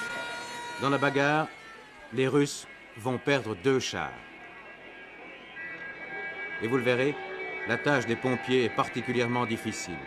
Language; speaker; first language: French; native; French